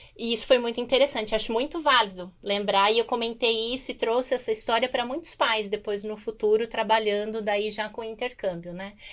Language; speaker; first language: Portuguese; native; Portuguese